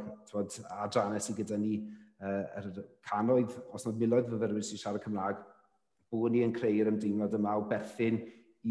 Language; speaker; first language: Welsh; native; Welsh